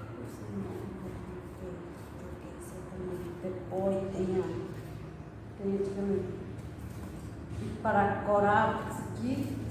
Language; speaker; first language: Portuguese; non-native, local second language; Guarani